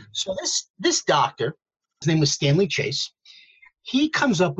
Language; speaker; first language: English; native; English